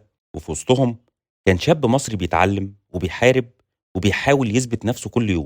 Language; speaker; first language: Arabic; native; Arabic